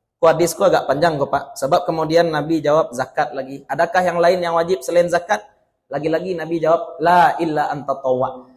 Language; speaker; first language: Malay; native; Malay